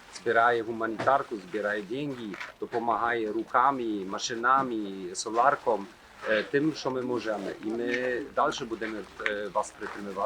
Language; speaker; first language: Ukrainian; non-native, learner; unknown